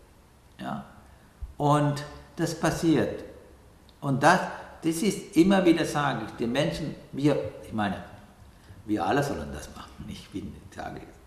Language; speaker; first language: German; non-native, fluent; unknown